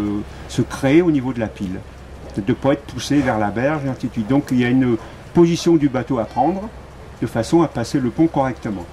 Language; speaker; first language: French; native; French